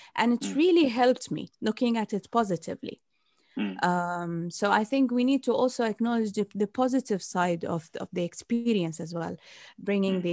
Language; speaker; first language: English; non-native, fluent; Arabic